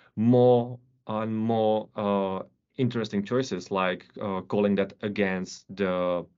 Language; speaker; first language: English; non-native, fluent; Czech